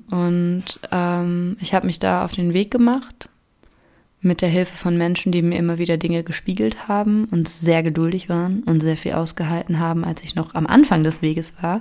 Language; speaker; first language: German; native; German